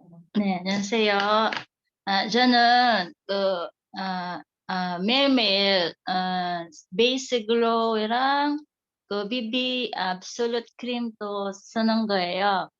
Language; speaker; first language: Korean; non-native, learner; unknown